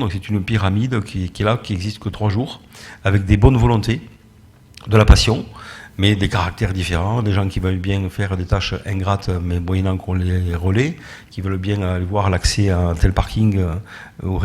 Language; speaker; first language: French; native; French